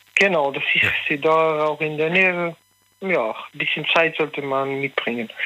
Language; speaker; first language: German; non-native, learner; French